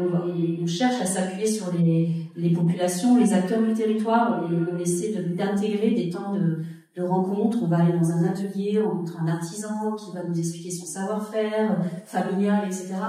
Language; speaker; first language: French; native; French